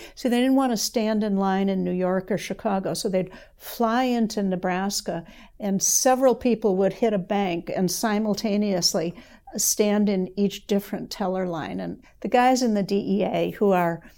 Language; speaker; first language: English; native; English